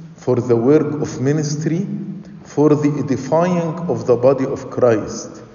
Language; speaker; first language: English; non-native, fluent; Arabic